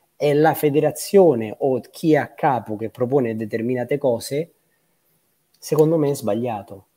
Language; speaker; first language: Italian; native; Italian